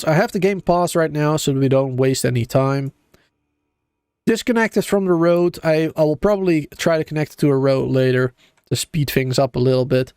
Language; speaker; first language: English; native; English